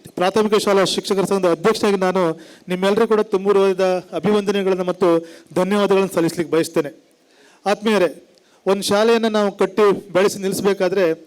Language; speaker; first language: Kannada; native; Kannada